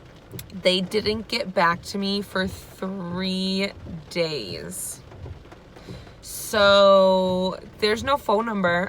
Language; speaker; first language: English; native; English